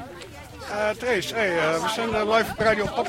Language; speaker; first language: Dutch; native; Dutch